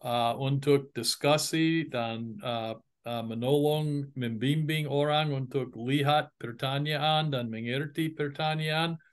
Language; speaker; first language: Indonesian; non-native, fluent; English